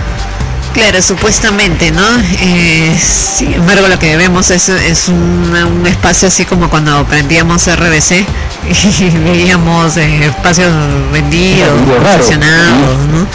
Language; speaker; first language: Spanish; native; Spanish